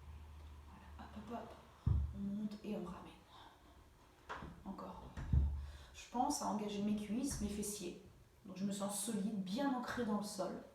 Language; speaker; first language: French; native; French